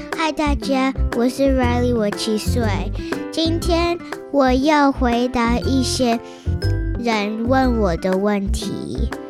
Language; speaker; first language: Chinese; early bilingual, heritage; Chinese